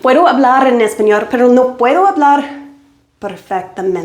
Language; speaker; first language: Spanish; non-native, learner; English